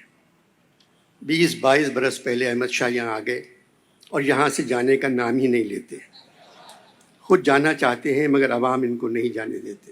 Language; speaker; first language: Urdu; native; Urdu